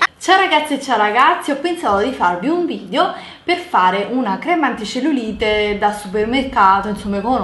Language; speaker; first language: Italian; native; Italian